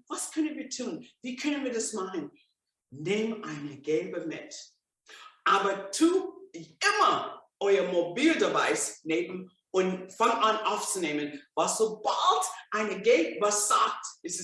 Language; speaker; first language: German; non-native, fluent; English